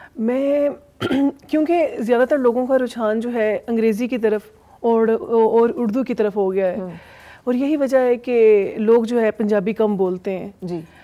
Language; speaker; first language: Urdu; non-native, local second language; Punjabi